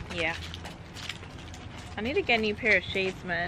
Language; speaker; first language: English; early bilingual, other home language; Spanish